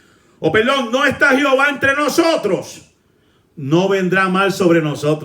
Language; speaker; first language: Spanish; native; Spanish